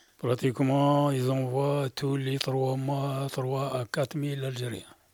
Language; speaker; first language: French; non-native, local second language; Arabic